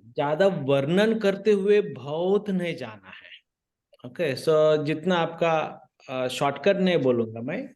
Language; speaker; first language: Hindi; non-native, local second language; Marathi